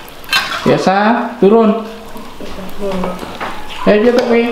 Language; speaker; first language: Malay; non-native, local second language; Javanese